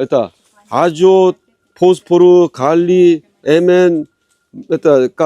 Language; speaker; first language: Russian; non-native, learner; Korean